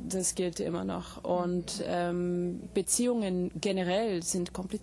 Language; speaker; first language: German; non-native, fluent; English